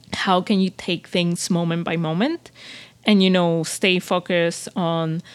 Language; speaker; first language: English; non-native, fluent; Spanish